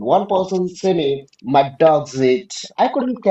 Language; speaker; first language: English; non-native, learner; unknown